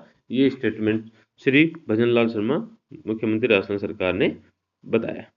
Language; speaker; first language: Hindi; native; Hindi